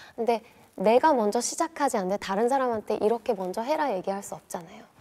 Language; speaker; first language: Korean; native; Korean